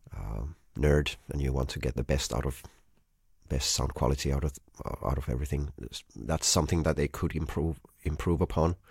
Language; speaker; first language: English; non-native, fluent; Finnish